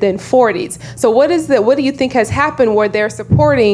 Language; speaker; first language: English; native; English